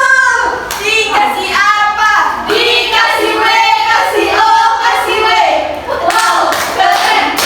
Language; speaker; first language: Indonesian; native; Indonesian